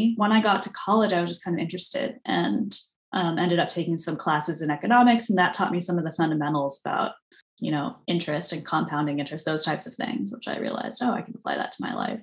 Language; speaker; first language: English; native; English